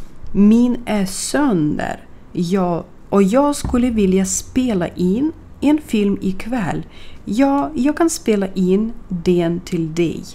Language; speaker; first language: Swedish; non-native, fluent; Ukrainian